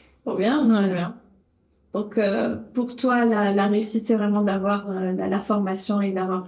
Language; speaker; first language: French; native; French